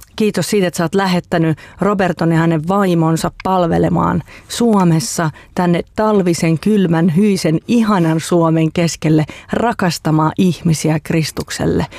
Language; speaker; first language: Finnish; native; Finnish